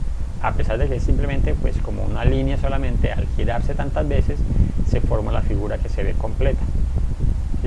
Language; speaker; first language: Spanish; native; Spanish